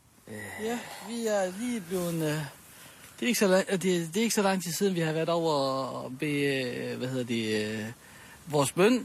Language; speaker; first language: Danish; early bilingual, other home language; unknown